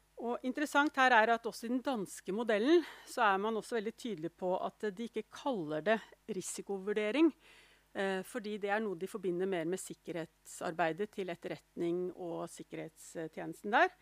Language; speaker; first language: Norwegian; native; Norwegian